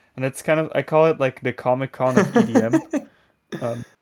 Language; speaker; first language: English; non-native, fluent; Dutch